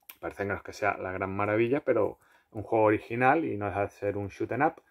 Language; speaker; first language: Spanish; native; Spanish